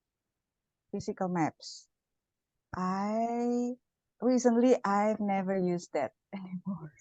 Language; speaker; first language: English; non-native, learner; Indonesian